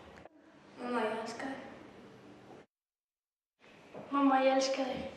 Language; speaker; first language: Icelandic; non-native, local second language; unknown